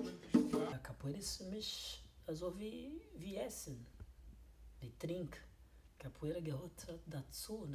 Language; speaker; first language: German; non-native, learner; Portuguese